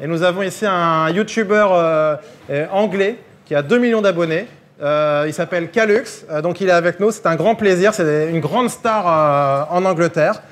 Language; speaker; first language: French; native; French